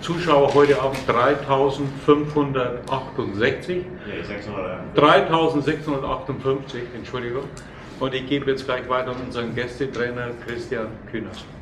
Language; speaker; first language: German; native; German